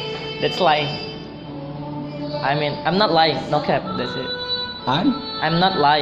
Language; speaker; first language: English; non-native, fluent; Indonesian